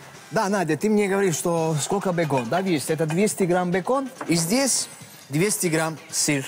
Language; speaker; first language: Russian; non-native, fluent; Italian